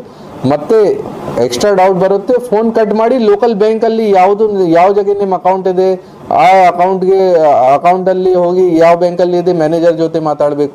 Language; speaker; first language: Kannada; non-native, local second language; Hindi